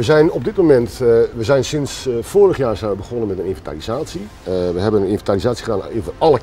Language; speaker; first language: Dutch; native; Dutch